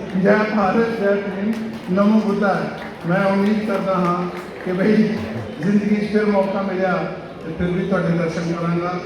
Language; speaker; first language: Hindi; non-native, local second language; Punjabi